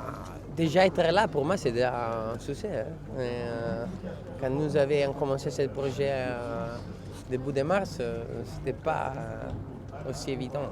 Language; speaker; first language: French; non-native, fluent; Italian